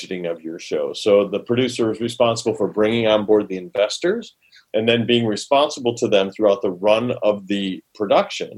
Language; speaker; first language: English; native; English